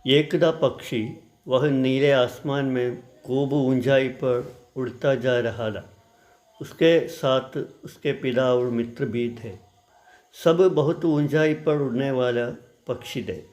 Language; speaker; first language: Hindi; non-native, local second language; Malayalam